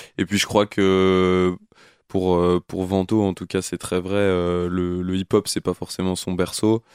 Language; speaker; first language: French; native; French